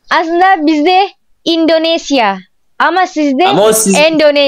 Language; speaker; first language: Turkish; non-native, learner; Indonesian